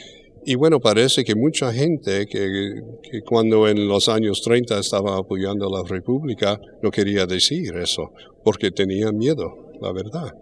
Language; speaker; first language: Spanish; early bilingual, heritage; English